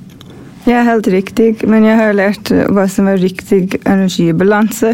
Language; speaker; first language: Norwegian; non-native, fluent; English